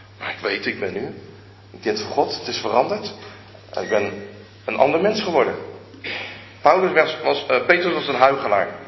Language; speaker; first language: Dutch; native; Dutch